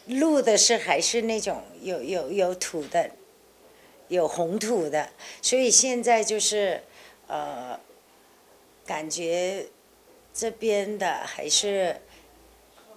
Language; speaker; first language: Chinese; non-native, fluent; Thai